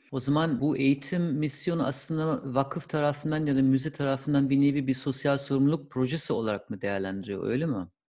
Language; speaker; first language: Turkish; non-native, fluent; German